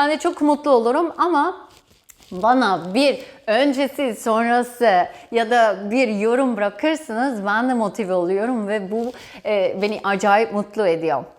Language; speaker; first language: Turkish; non-native, fluent; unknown